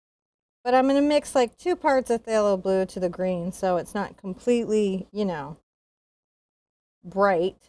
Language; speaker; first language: English; native; English